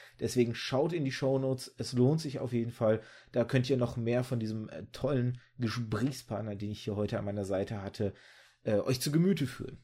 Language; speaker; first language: German; early bilingual, other home language; Russian